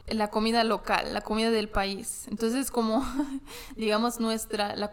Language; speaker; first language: Spanish; non-native, fluent; English